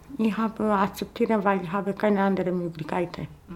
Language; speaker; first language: German; non-native, learner; Romanian